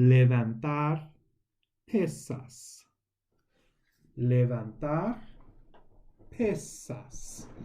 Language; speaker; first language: Spanish; non-native, fluent; English